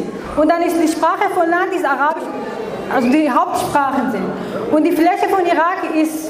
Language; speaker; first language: German; non-native, learner; Kurdish